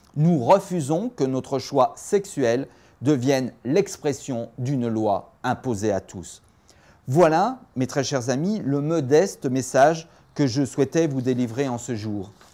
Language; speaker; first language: French; native; French